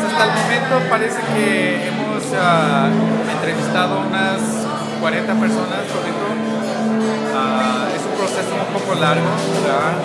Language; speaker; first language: Spanish; native; Spanish